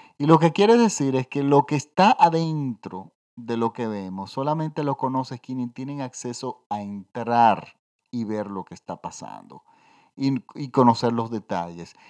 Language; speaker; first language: Spanish; native; Spanish